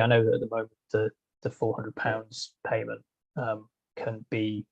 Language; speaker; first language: English; native; English